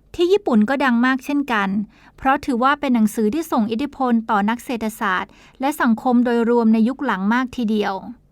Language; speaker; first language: Thai; native; Thai